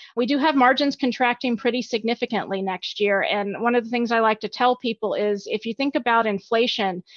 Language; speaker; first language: English; native; English